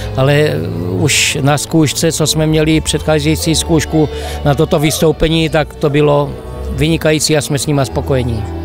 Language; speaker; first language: Czech; native; Czech